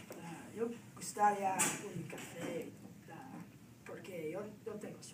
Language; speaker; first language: Spanish; non-native, learner; English